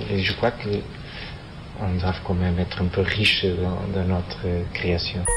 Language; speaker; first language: French; non-native, fluent; Portuguese